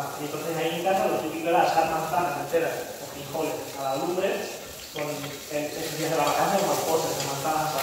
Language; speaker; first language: Spanish; native; Spanish